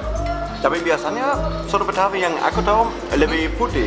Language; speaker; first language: Indonesian; non-native, fluent; German